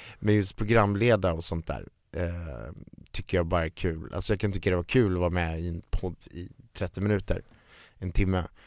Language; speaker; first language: Swedish; native; Swedish